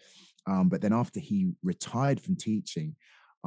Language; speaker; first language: English; native; English